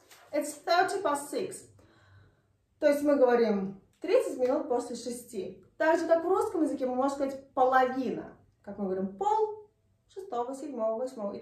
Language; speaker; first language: Russian; native; Russian